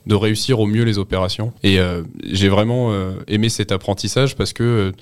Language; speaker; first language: French; native; French